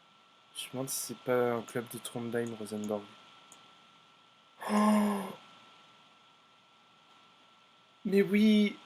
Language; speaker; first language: French; native; French